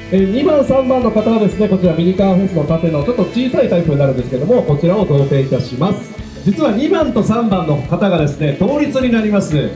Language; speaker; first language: Japanese; native; Japanese